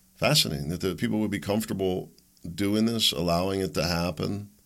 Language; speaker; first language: English; early bilingual, other home language; German